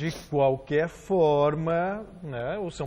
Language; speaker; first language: Portuguese; native; Portuguese